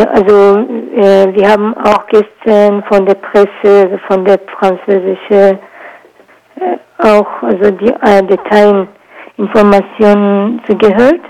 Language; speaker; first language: German; non-native, learner; Kurdish